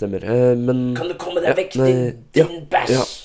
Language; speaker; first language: Norwegian; native; Norwegian